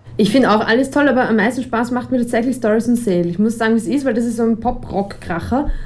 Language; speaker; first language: German; native; German